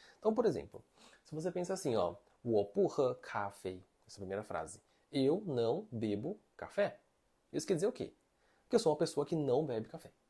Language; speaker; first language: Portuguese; non-native, fluent; Chinese